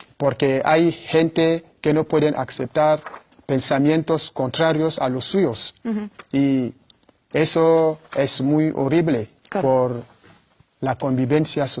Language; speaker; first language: Spanish; non-native, fluent; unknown